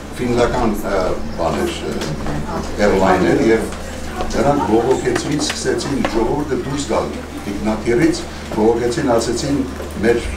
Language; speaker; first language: Armenian; native; Armenian